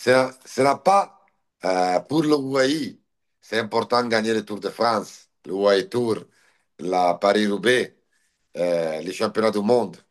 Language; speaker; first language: French; non-native, learner; Italian